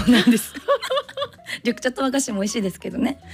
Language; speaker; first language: Japanese; native; Japanese